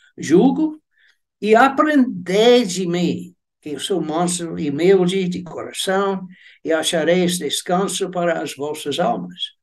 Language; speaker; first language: Portuguese; non-native, fluent; English